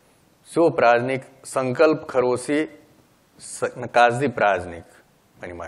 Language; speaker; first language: Russian; non-native, learner; Hindi